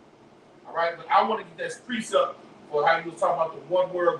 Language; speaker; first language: English; native; English